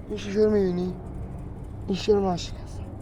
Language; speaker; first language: Persian; native; Persian